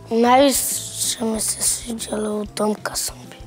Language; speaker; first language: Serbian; non-native, local second language; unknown